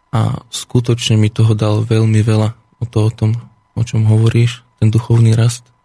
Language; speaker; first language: Slovak; native; Slovak